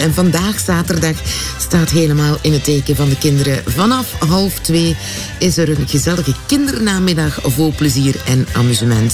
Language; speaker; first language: Dutch; native; Dutch